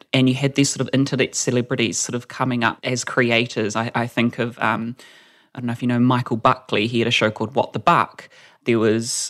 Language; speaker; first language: English; native; English